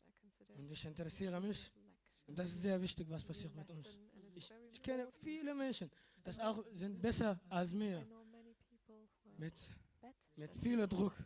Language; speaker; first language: German; non-native, learner; Arabic